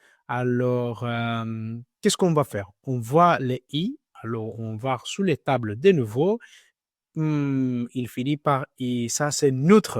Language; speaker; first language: French; non-native, learner; Greek